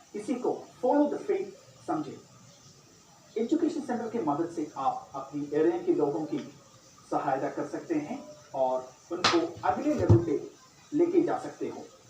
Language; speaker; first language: Hindi; non-native, local second language; Malayalam